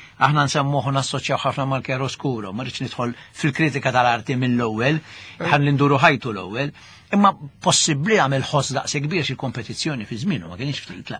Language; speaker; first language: Maltese; native; Maltese